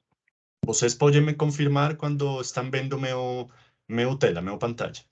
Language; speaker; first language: Portuguese; non-native, learner; Spanish